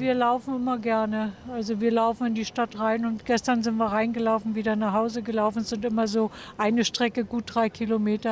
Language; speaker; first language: German; native; German